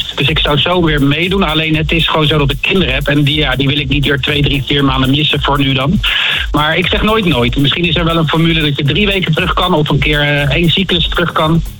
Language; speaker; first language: Dutch; native; Dutch